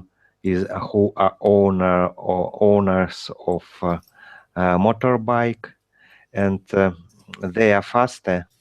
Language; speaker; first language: English; non-native, learner; Russian